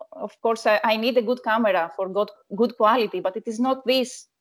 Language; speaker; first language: English; non-native, learner; Greek